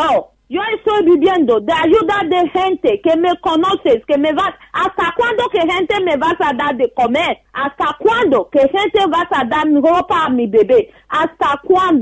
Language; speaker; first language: Spanish; non-native, learner; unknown